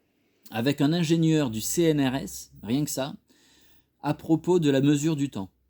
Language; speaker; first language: French; native; French